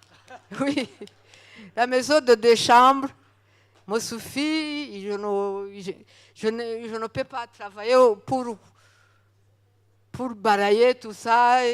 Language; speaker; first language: French; non-native, local second language; Kinyarwanda